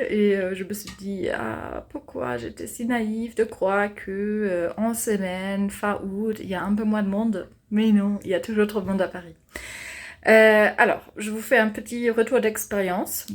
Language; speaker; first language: French; non-native, fluent; German